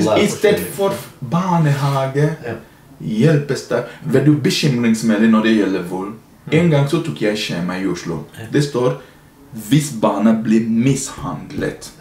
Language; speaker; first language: Norwegian; non-native, fluent; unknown